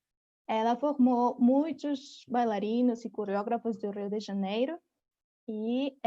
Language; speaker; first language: Portuguese; non-native, fluent; Spanish